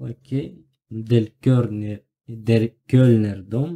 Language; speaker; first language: German; non-native, learner; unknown